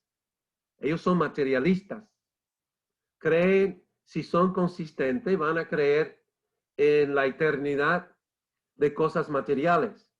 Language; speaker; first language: Spanish; non-native, fluent; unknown